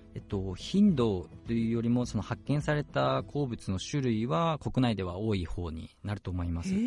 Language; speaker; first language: Japanese; native; Japanese